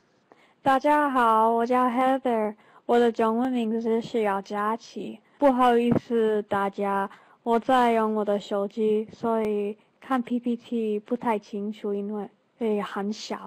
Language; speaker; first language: Chinese; non-native, learner; English